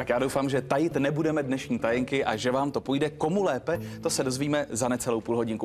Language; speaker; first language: Czech; native; Czech